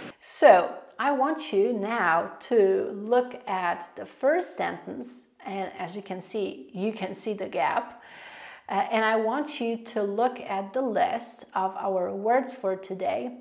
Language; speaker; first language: English; non-native, fluent; Polish